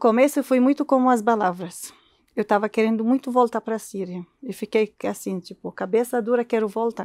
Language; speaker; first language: Portuguese; non-native, learner; Arabic